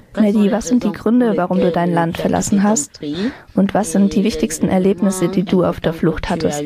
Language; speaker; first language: German; non-native, fluent; French